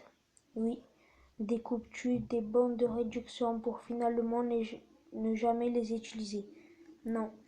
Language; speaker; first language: French; native; French